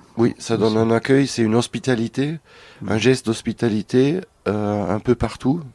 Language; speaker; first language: French; non-native, fluent; German